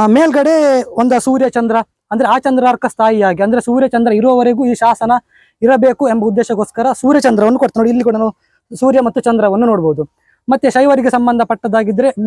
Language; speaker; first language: Kannada; non-native, local second language; Konkani